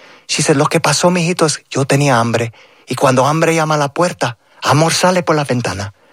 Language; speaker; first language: Spanish; early bilingual, heritage; Spanish